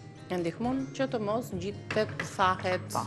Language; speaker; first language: Albanian; native; Albanian